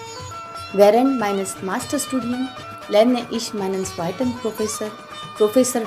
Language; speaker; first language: German; non-native, fluent; Marathi